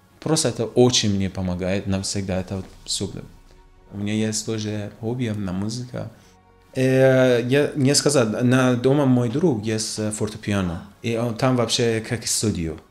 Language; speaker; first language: Russian; non-native, learner; Persian